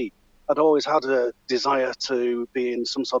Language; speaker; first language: English; native; English